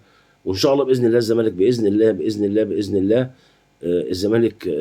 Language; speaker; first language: Arabic; native; Arabic